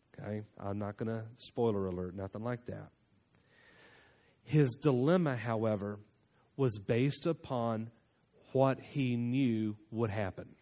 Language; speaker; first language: English; native; English